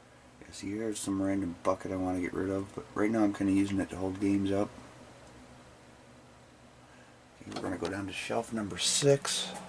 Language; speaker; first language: English; native; English